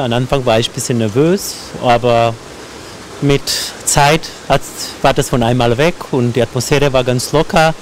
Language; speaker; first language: German; non-native, fluent; Croatian